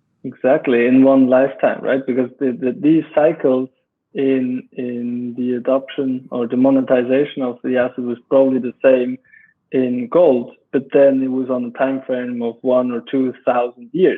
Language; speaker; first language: English; non-native, fluent; German